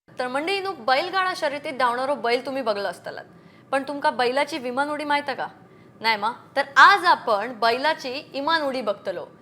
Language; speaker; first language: Marathi; native; Marathi